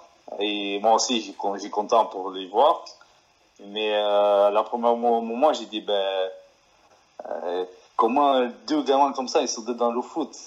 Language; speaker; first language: French; non-native, fluent; Portuguese